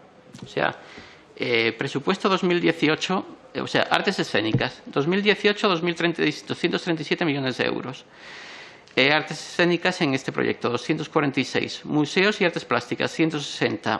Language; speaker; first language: Spanish; native; Spanish